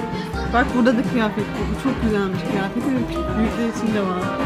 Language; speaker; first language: Turkish; native; Turkish